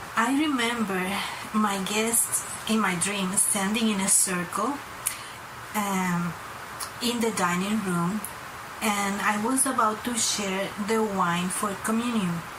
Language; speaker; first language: English; non-native, fluent; Spanish